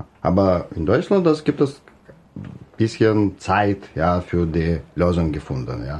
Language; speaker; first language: German; non-native, learner; Russian